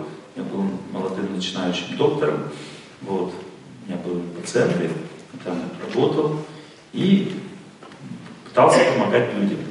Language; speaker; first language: Russian; native; Russian